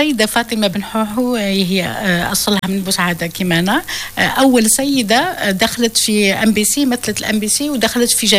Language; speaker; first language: French; non-native, local second language; Arabic